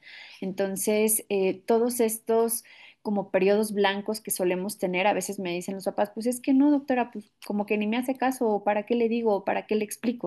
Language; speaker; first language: Spanish; native; Spanish